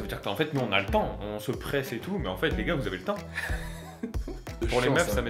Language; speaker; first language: French; native; French